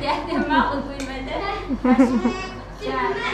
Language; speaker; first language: Turkish; non-native, fluent; Turkmen